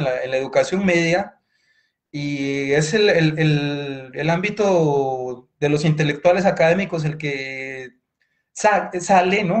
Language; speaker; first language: Spanish; native; Spanish